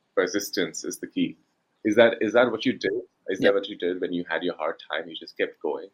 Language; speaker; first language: English; non-native, local second language; Hindi